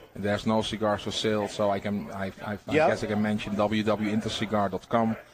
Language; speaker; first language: English; non-native, fluent; Dutch